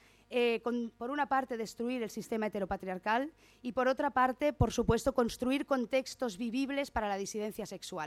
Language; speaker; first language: Spanish; native; Spanish